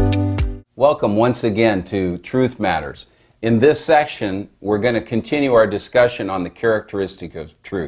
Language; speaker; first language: English; native; English